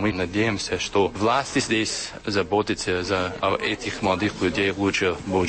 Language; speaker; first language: Belarusian; non-native, learner; English